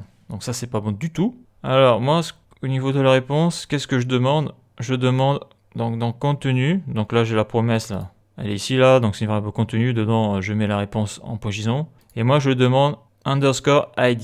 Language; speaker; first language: French; native; French